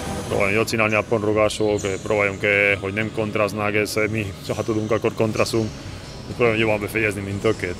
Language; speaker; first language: Hungarian; non-native, learner; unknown